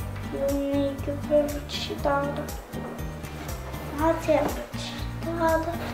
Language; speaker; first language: Latvian; early bilingual, heritage; Latvian